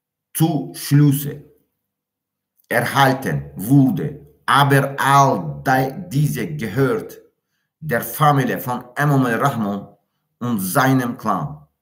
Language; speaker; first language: German; non-native, learner; Tajik